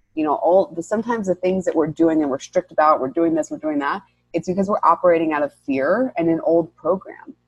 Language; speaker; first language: English; native; English